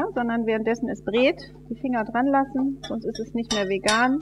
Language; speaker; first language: German; native; German